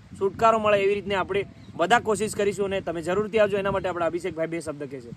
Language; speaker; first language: Gujarati; non-native, local second language; Bhili